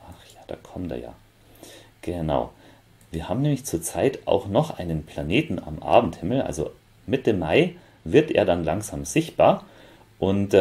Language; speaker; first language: German; native; German